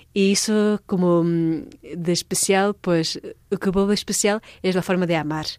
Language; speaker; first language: Spanish; non-native, fluent; Portuguese